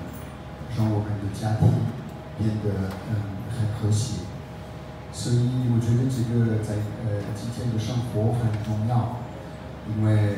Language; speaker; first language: Chinese; non-native, fluent; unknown